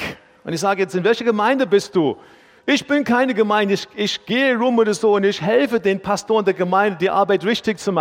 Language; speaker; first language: German; non-native, fluent; English